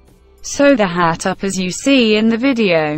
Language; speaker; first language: English; non-native, learner; Spanish